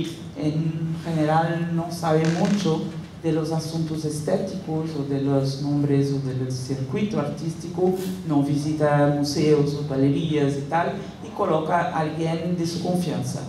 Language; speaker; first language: Spanish; non-native, fluent; Portuguese